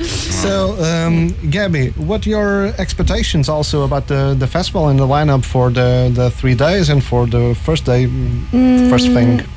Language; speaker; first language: English; non-native, fluent; Portuguese